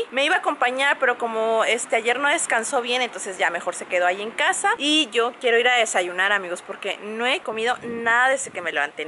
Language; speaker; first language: Spanish; native; Spanish